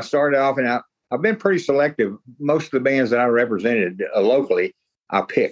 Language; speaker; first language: English; native; English